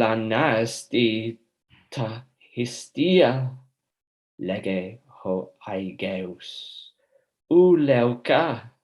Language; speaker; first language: Greek; non-native, fluent; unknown